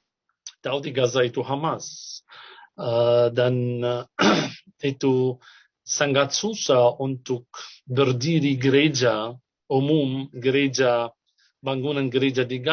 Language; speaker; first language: Indonesian; non-native, fluent; Arabic